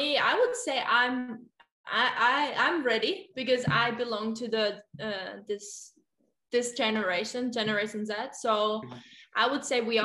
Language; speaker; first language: English; non-native, fluent; Finnish